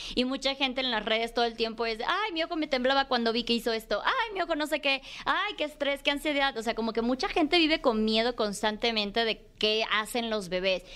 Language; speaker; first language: Spanish; native; Spanish